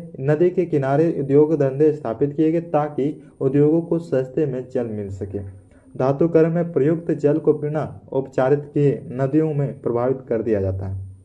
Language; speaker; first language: Hindi; native; Hindi